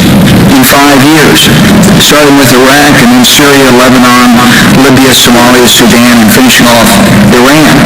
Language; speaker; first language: English; native; English